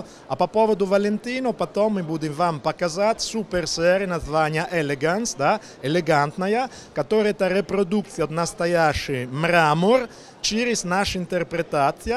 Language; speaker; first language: Russian; non-native, learner; Italian